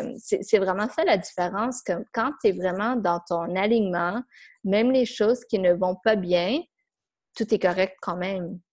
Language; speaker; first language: French; non-native, fluent; English